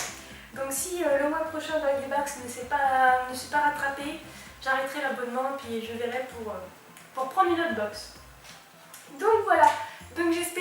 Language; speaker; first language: French; native; French